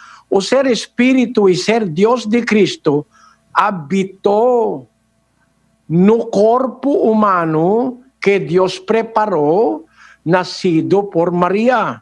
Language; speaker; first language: Portuguese; non-native, learner; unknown